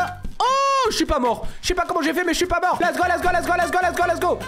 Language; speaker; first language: French; native; French